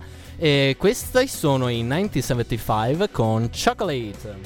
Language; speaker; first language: Italian; native; Italian